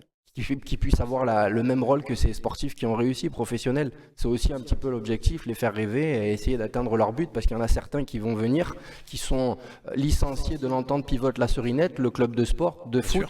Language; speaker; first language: French; native; French